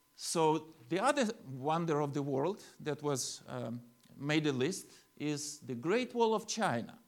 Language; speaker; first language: English; non-native, fluent; Ukrainian